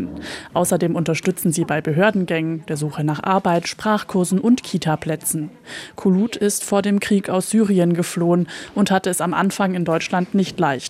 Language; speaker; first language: German; native; German